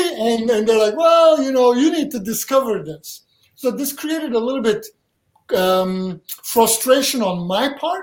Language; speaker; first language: English; non-native, fluent; Turkish